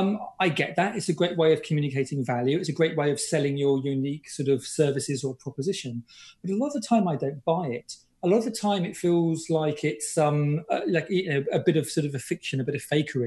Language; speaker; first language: English; native; English